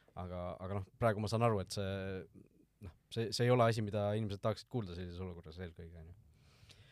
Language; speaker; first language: Estonian; native; Estonian